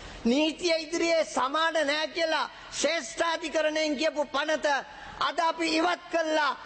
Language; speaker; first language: Sinhala; native; Sinhala